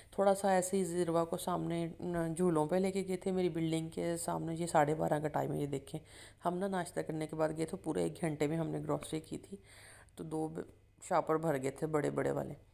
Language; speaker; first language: Urdu; non-native, local second language; Punjabi